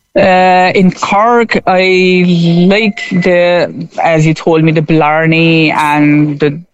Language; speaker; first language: English; non-native, local second language; Urdu